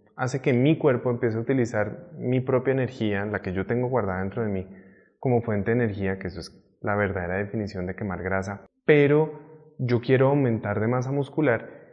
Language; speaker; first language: Spanish; native; Spanish